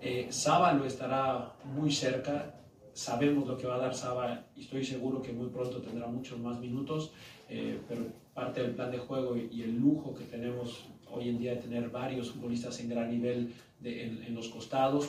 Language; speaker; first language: Spanish; native; Spanish